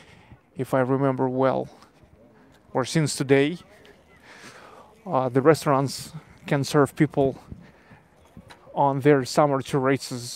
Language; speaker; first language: English; non-native, fluent; Russian